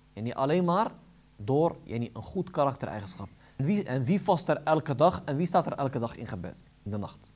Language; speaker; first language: Dutch; early bilingual, other home language; Arabic